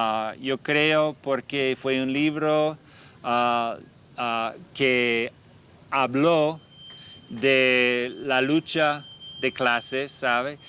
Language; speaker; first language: Spanish; non-native, fluent; English